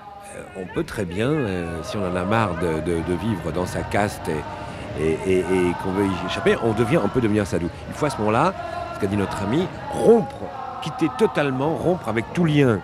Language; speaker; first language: French; native; French